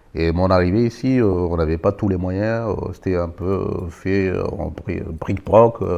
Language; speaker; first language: French; non-native, local second language; Malagasy